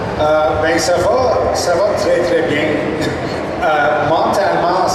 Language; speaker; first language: French; non-native, local second language; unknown